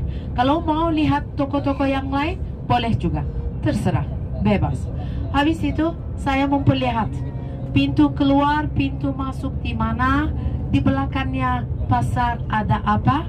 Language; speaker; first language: Indonesian; non-native, fluent; Turkish